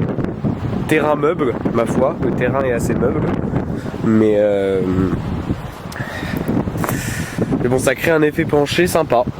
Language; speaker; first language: French; native; French